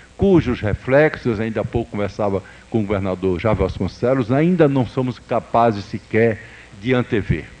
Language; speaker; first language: Portuguese; native; Portuguese